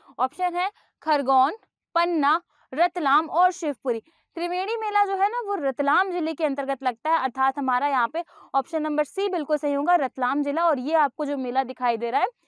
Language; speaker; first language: Hindi; native; Hindi